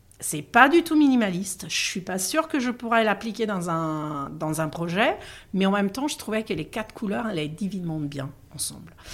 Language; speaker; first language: French; non-native, fluent; Italian